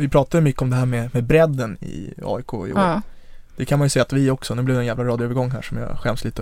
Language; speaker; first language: Swedish; native; Swedish